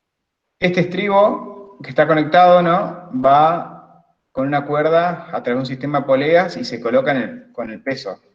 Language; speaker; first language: Spanish; native; Spanish